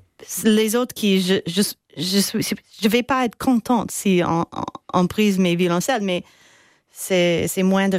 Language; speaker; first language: French; non-native, fluent; English